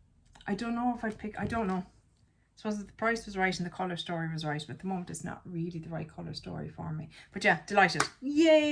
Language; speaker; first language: English; native; English